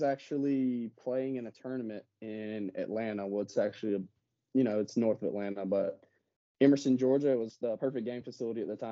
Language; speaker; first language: English; native; English